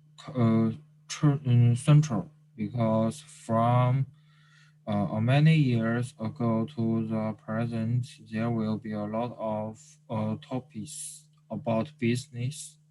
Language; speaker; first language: English; non-native, learner; Chinese